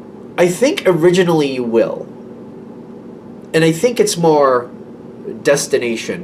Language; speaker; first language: English; native; English